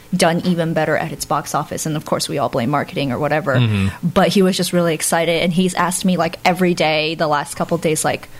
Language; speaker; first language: English; native; English